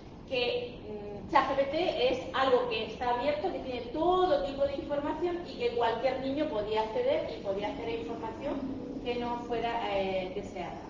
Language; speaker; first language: Spanish; native; Spanish